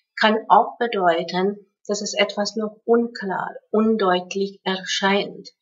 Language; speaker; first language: German; non-native, fluent; Hungarian